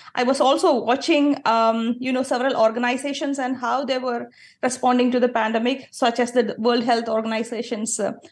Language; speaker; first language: English; non-native, local second language; Malayalam